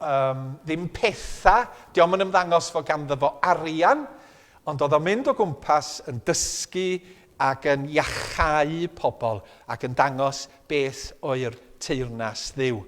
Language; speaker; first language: Welsh; native; Welsh